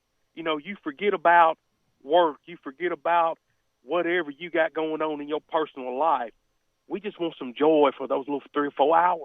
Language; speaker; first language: English; native; English